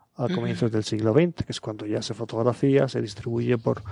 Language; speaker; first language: Spanish; native; Spanish